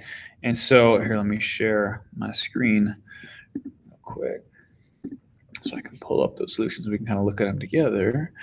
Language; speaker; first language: English; native; English